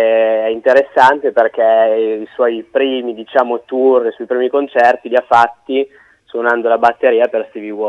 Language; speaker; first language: Italian; native; Italian